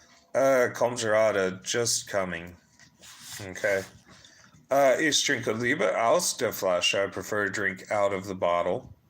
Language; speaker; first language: German; non-native, learner; English